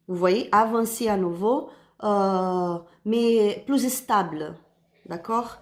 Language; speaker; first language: French; non-native, learner; Spanish